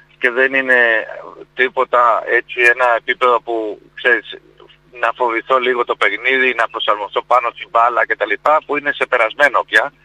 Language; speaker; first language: Greek; non-native, fluent; Spanish